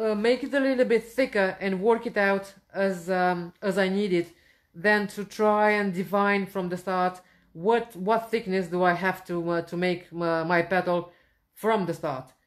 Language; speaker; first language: English; non-native, fluent; Romanian